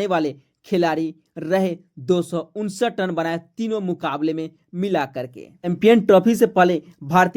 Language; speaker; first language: Hindi; native; Hindi